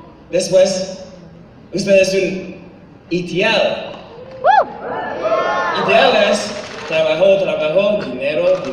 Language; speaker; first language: Spanish; non-native, learner; French